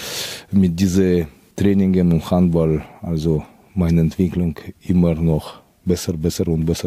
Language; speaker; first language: German; non-native, fluent; Russian